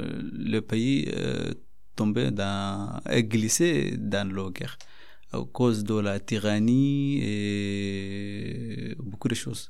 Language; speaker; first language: French; non-native, learner; Arabic